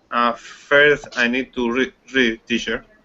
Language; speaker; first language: English; non-native, learner; Spanish